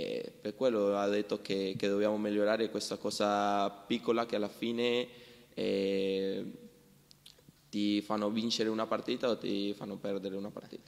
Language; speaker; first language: Italian; non-native, learner; Spanish